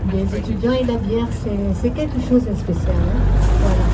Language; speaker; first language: French; non-native, local second language; Dutch